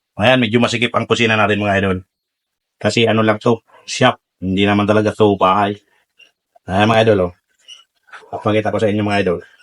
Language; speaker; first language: Filipino; non-native, local second language; Bikol